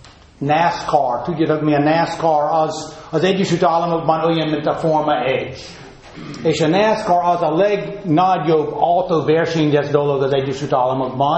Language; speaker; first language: Hungarian; non-native, fluent; English